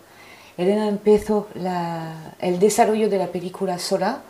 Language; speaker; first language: Spanish; non-native, fluent; French